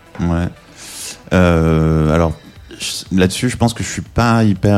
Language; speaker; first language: French; native; French